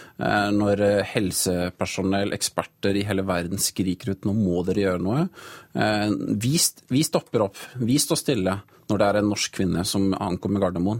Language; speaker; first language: Norwegian; native; Norwegian